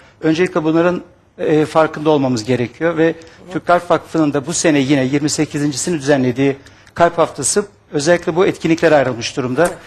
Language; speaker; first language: Turkish; native; Turkish